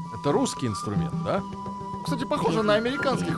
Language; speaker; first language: Russian; native; Russian